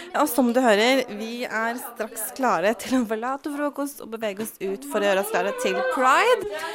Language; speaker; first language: Norwegian; native; Norwegian